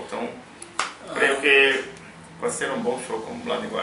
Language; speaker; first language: Spanish; non-native, learner; Portuguese